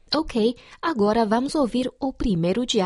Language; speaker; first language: Portuguese; non-native, fluent; Chinese